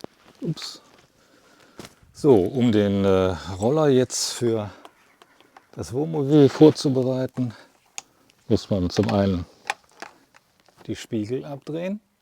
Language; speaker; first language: German; native; German